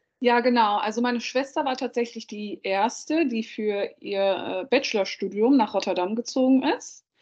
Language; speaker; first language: German; early bilingual, other home language; Dutch